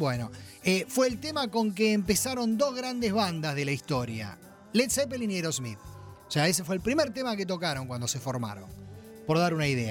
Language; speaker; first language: Spanish; native; Spanish